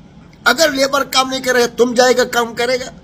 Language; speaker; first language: Hindi; non-native, fluent; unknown